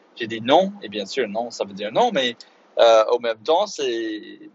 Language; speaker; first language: French; non-native, fluent; English